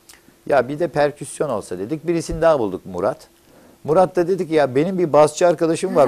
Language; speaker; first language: Turkish; native; Turkish